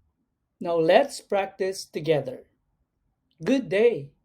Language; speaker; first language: English; non-native, local second language; Cebuano